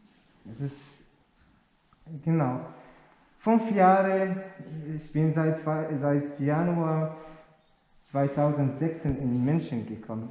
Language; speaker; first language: German; non-native, learner; Arabic